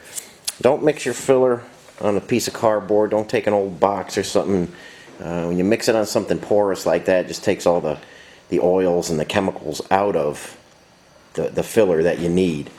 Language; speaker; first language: English; native; English